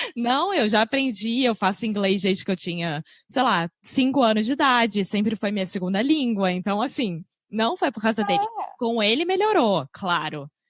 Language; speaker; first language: Portuguese; native; Portuguese